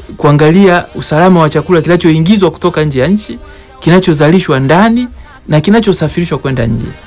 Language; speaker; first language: Swahili; native; Swahili